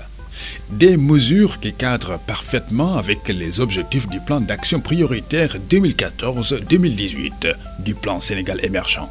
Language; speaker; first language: French; non-native, local second language; Wolof